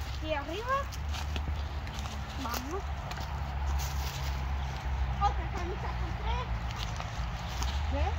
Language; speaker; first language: Spanish; early bilingual, heritage; Spanish